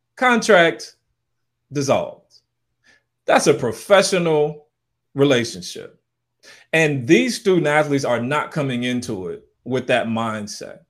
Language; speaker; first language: English; native; English